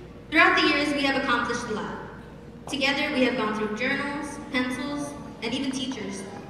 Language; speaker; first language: English; early bilingual, other home language; Spanish